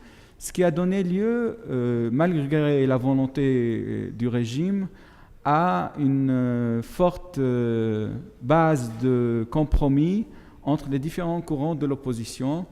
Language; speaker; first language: French; non-native, fluent; Arabic